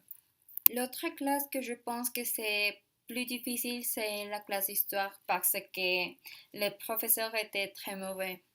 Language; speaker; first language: French; non-native, learner; Spanish